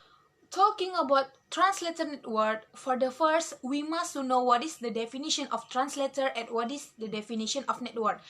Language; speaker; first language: English; non-native, learner; Indonesian